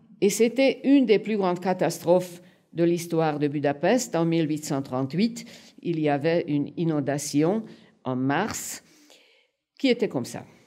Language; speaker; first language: French; non-native, fluent; Hungarian